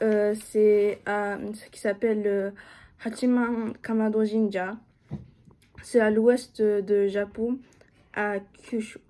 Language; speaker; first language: French; non-native, fluent; Japanese